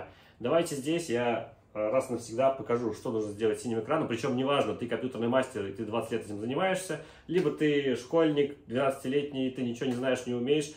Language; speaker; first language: Russian; native; Russian